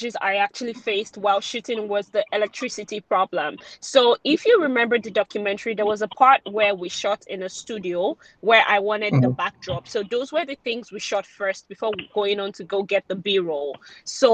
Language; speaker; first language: English; non-native, local second language; Yoruba